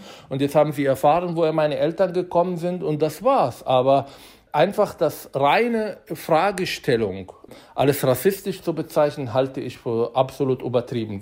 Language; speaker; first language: German; non-native, fluent; Arabic